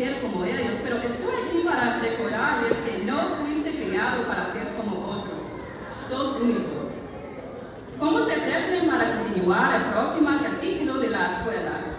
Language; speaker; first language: Spanish; non-native, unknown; English